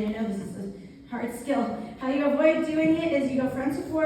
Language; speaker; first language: English; native; English